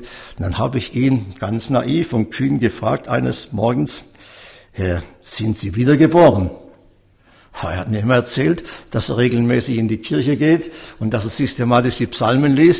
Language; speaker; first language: German; native; German